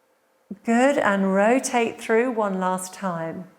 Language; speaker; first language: English; native; English